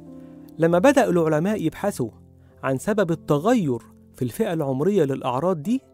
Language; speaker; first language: Arabic; native; Arabic